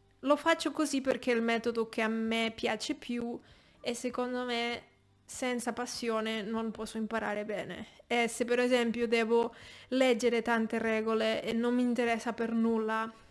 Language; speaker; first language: Italian; non-native, fluent; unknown